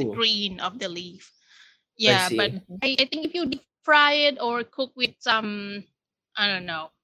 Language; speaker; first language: English; non-native, fluent; Thai